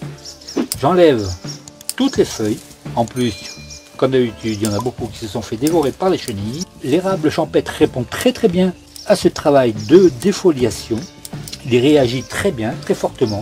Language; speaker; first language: French; native; French